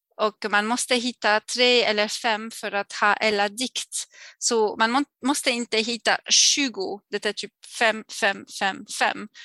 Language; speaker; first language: Swedish; non-native, learner; French